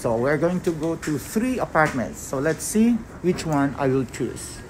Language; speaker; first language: English; non-native, local second language; Filipino